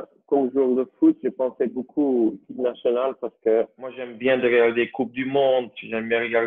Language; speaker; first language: French; non-native, local second language; Dutch